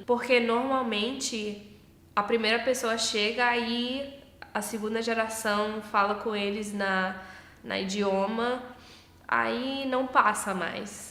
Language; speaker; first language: Portuguese; early bilingual, heritage; English